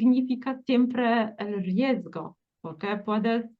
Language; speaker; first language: Spanish; non-native, fluent; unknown